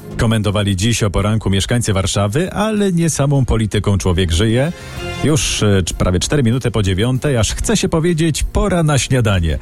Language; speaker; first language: Polish; native; Polish